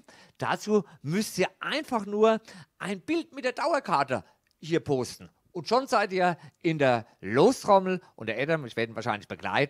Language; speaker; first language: German; native; German